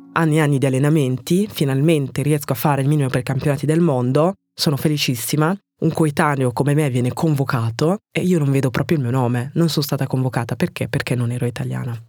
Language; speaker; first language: Italian; early bilingual, other home language; French